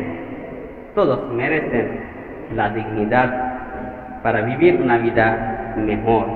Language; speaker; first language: Spanish; non-native, fluent; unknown